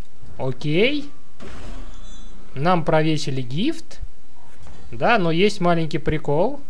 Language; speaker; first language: Russian; native; Russian